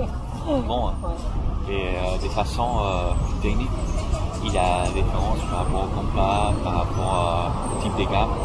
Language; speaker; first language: French; non-native, fluent; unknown